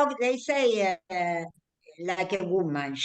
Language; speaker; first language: English; non-native, learner; Spanish